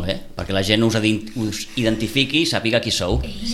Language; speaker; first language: Catalan; native; Catalan